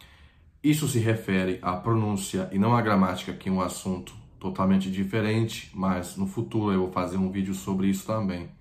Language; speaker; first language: Portuguese; non-native, fluent; Croatian